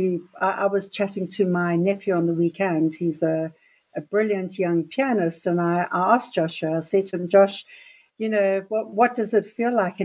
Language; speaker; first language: English; native; English